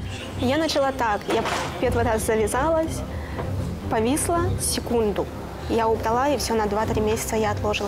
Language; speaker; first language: Russian; native; Russian